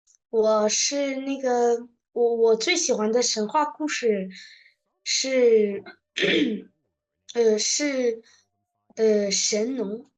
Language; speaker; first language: Chinese; early bilingual, heritage; Chinese